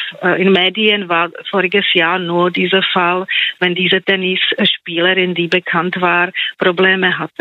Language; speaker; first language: German; non-native, fluent; Czech